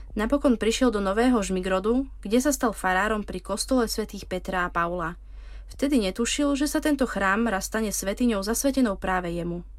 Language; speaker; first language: Slovak; native; Slovak